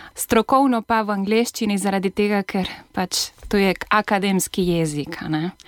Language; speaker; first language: Slovenian; non-native, fluent; Spanish